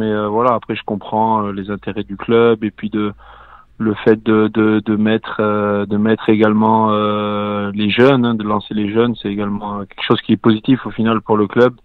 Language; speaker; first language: French; native; French